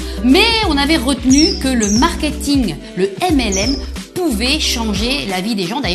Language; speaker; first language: French; native; French